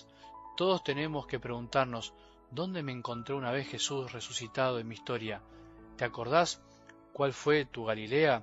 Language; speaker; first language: Spanish; native; Spanish